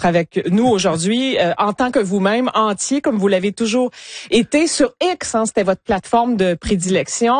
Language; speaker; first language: French; native; French